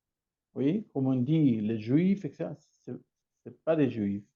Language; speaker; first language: French; non-native, learner; Hebrew